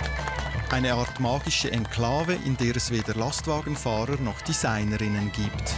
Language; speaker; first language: German; native; German